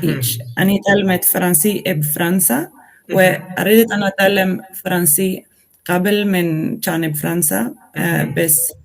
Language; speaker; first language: Arabic; non-native, learner; Swedish